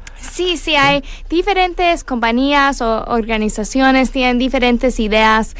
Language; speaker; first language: Spanish; non-native, learner; English